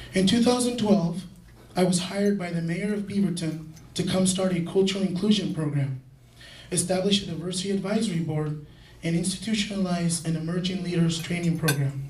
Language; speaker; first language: English; early bilingual, other home language; Spanish